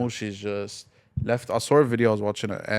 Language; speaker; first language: English; native; English